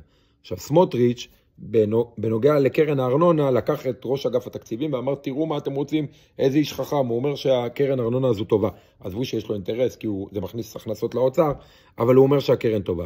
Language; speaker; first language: Hebrew; native; Hebrew